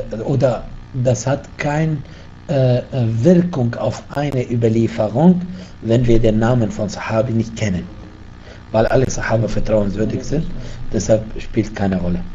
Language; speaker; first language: German; non-native, fluent; Arabic